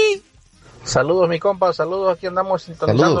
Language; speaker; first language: Spanish; native; Spanish